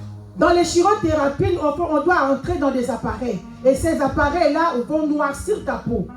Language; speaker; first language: French; non-native, local second language; Lingala